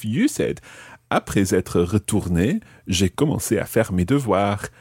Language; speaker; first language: French; non-native, fluent; English